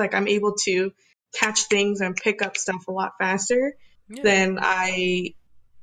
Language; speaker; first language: English; early bilingual, other home language; Spanish